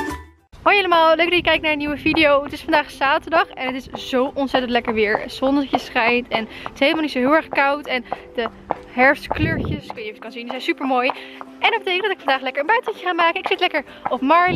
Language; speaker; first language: Dutch; native; Dutch